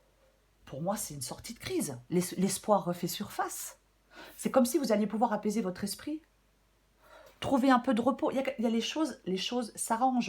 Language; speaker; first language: French; native; French